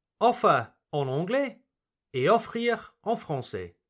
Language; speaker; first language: French; non-native, fluent; English